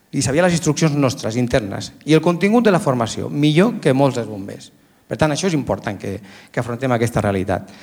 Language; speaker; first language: Catalan; native; Catalan